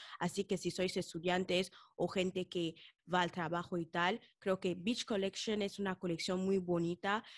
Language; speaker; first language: Spanish; non-native, local second language; Fang